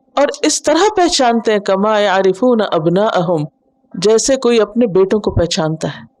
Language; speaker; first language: Urdu; native; Urdu